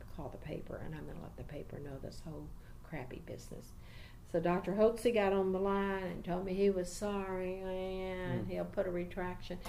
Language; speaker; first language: English; native; English